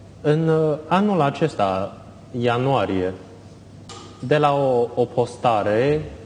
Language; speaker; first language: Romanian; non-native, fluent; Chinese